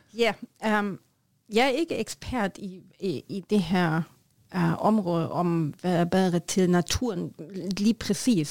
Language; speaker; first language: Norwegian; non-native, learner; German